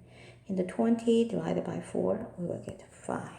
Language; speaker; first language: English; non-native, fluent; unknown